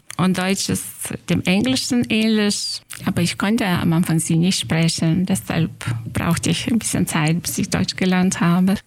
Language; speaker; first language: German; non-native, fluent; Lithuanian